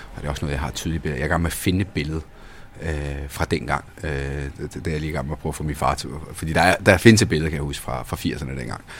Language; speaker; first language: Danish; early bilingual, other home language; Italian